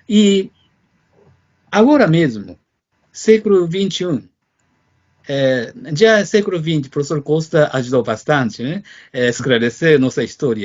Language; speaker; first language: Portuguese; non-native, fluent; Japanese